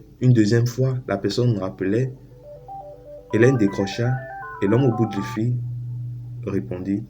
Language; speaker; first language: French; native; French